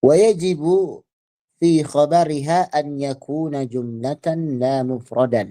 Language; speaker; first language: Arabic; non-native, fluent; Indonesian